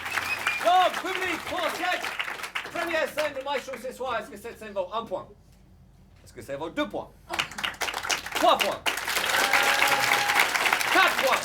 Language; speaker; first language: French; native; French